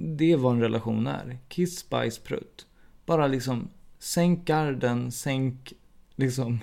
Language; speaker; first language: Swedish; native; Swedish